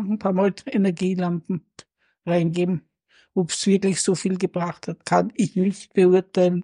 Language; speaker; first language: German; native; German